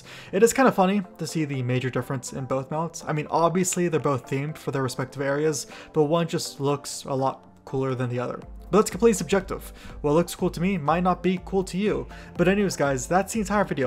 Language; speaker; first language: English; native; English